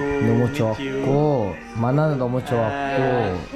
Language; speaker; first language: Korean; non-native, learner; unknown